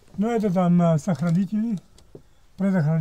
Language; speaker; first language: Russian; non-native, learner; German